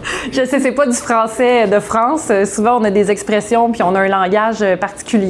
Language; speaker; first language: French; native; French